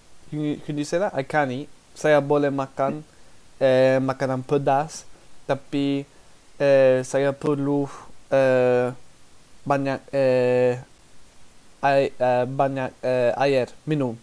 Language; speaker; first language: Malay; non-native, learner; English